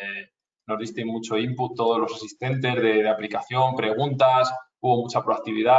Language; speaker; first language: Spanish; native; Spanish